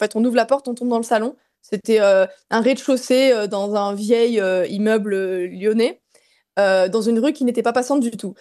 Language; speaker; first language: French; native; French